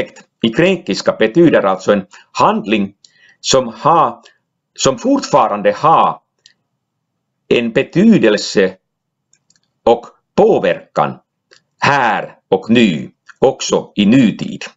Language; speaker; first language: Swedish; non-native, local second language; Finnish